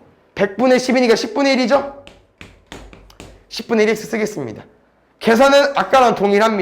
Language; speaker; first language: Korean; native; Korean